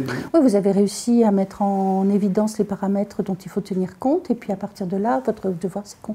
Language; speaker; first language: French; native; French